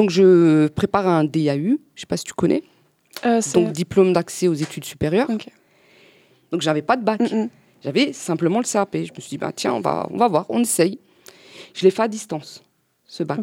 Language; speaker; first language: French; native; French